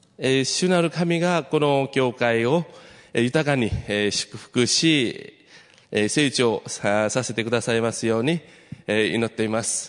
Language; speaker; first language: Japanese; non-native, fluent; Nepali